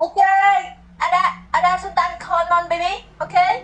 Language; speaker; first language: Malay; non-native, learner; Vietnamese